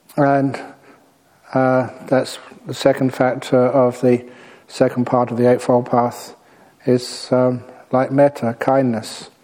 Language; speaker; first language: English; native; English